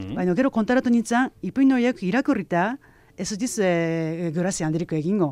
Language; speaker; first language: Basque; non-native, fluent; Japanese